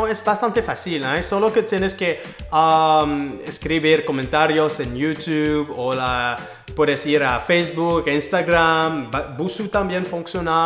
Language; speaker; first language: Spanish; non-native, learner; French